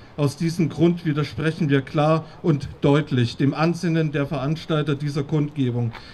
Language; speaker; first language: German; native; German